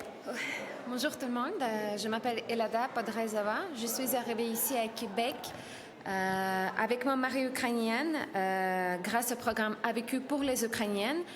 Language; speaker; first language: French; non-native, learner; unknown